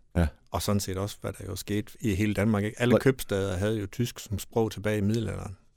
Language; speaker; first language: Danish; native; Danish